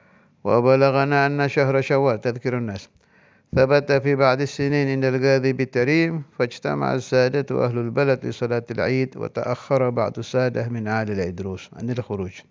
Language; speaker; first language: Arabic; non-native, fluent; Indonesian